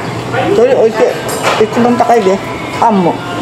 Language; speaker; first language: Japanese; non-native, learner; Filipino